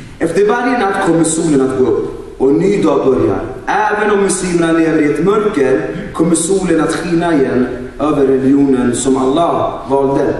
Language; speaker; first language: Swedish; non-native, fluent; Albanian